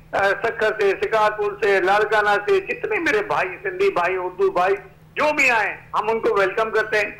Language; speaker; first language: Urdu; native; Urdu